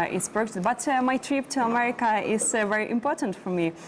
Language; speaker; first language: English; non-native, learner; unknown